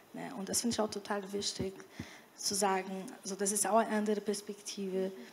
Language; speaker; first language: German; non-native, fluent; Portuguese